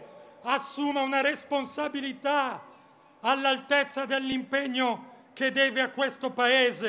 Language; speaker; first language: Italian; native; Italian